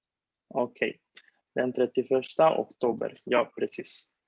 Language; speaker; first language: Swedish; non-native, fluent; Spanish